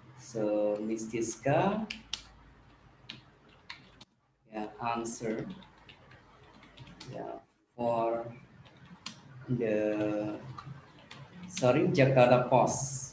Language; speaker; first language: English; non-native, learner; Indonesian